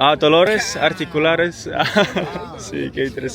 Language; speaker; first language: Spanish; non-native, learner; Estonian